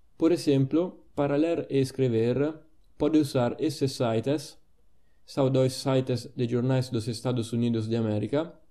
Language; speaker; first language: Portuguese; non-native, fluent; Italian